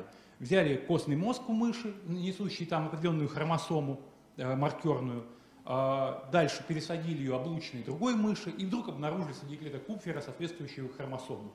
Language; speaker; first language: Russian; native; Russian